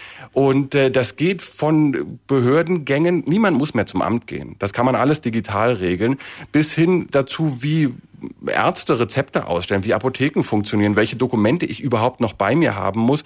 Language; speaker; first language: German; native; German